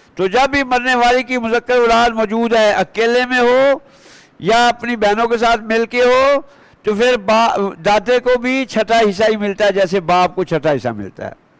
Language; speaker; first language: Urdu; non-native, local second language; Punjabi